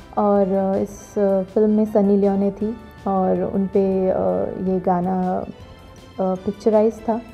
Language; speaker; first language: Hindi; non-native, local second language; Bangla